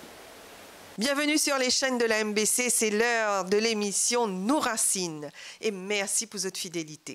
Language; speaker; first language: French; non-native, local second language; Morisyen